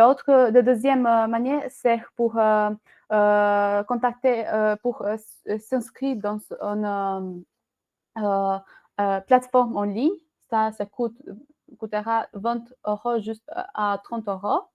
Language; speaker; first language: French; non-native, learner; Albanian